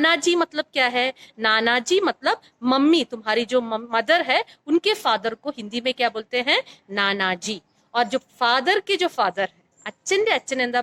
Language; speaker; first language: Hindi; non-native, fluent; Malayalam